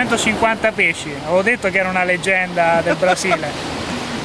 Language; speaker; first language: Italian; native; Italian